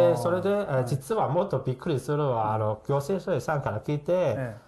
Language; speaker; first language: Japanese; non-native, fluent; Chinese